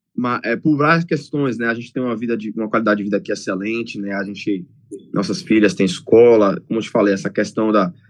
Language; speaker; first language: Portuguese; native; Portuguese